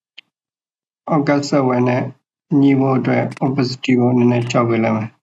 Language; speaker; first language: Burmese; native; Burmese